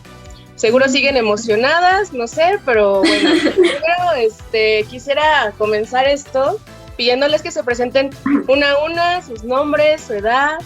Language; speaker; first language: Spanish; native; Spanish